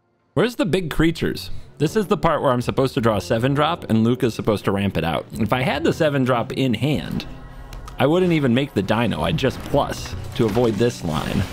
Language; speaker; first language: English; native; English